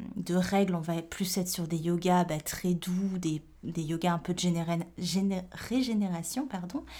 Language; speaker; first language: French; native; French